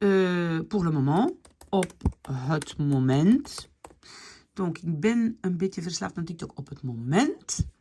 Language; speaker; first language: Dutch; non-native, fluent; French